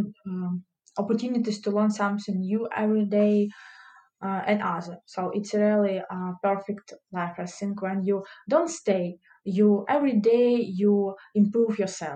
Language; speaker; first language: English; non-native, learner; Russian